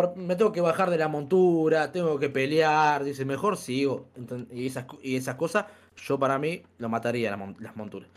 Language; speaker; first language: Spanish; native; Spanish